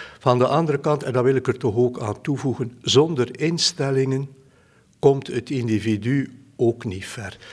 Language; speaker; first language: Dutch; native; Dutch